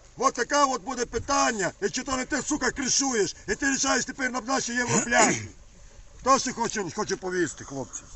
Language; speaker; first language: Ukrainian; native; Ukrainian